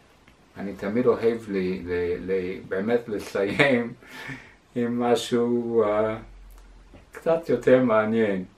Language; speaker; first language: Hebrew; non-native, fluent; English